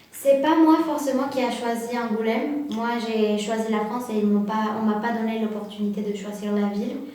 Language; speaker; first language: French; non-native, fluent; Spanish